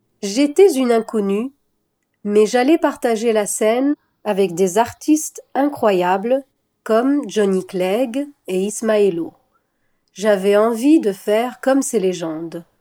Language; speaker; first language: French; non-native, local second language; Arabic